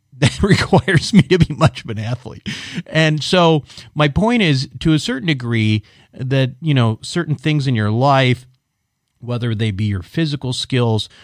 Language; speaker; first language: English; native; English